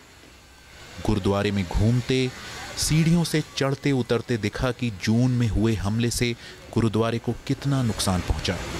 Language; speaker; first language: Hindi; native; Hindi